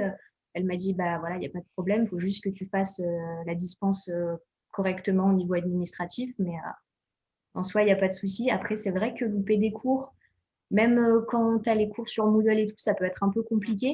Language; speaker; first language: French; native; French